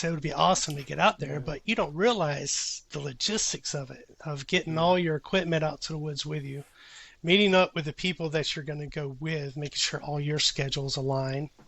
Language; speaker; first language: English; native; English